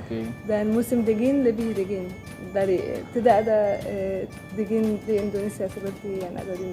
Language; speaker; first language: Indonesian; non-native, fluent; Arabic